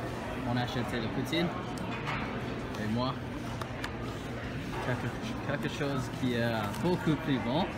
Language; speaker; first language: French; non-native, local second language; English